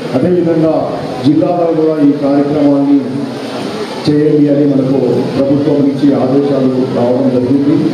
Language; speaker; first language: Telugu; native; Telugu